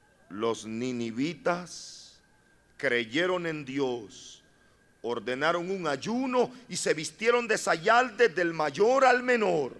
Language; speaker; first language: Spanish; native; Spanish